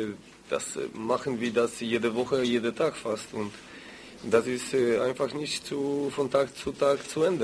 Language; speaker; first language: German; non-native, learner; Greek